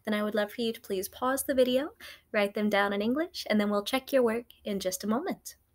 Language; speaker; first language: English; native; English